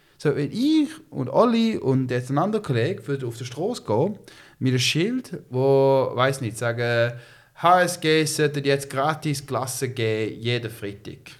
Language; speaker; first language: German; early bilingual, heritage; Swiss German